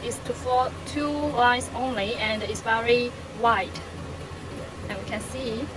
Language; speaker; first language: English; non-native, learner; Chinese